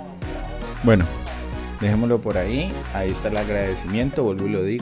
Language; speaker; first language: Spanish; native; Spanish